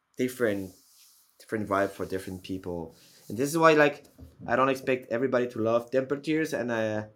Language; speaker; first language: English; non-native, fluent; French